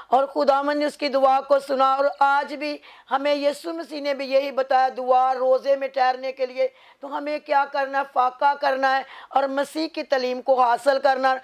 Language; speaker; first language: Urdu; non-native, local second language; Punjabi